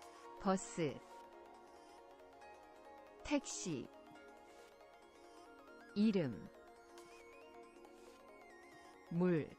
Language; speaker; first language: Korean; non-native, learner; English